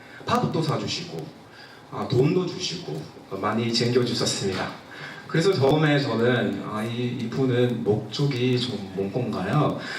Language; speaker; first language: Korean; non-native, fluent; English